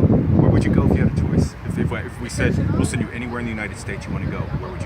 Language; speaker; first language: English; native; English